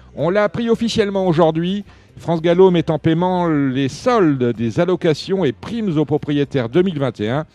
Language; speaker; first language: French; native; French